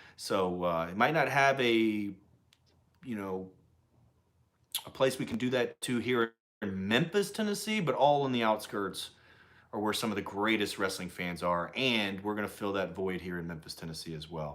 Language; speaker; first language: English; native; English